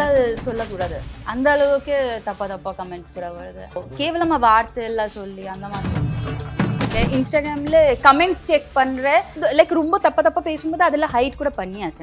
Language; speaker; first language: Tamil; non-native, local second language; Bangla